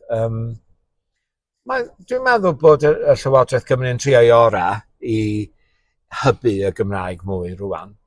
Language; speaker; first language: Welsh; native; Welsh